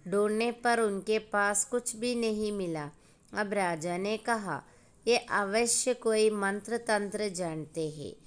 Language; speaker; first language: Hindi; non-native, local second language; Malayalam